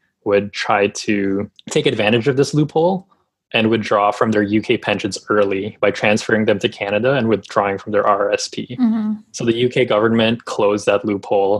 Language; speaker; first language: English; non-native, local second language; Filipino